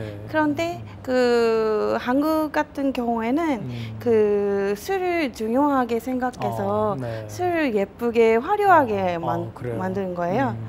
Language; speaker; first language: Korean; non-native, fluent; Japanese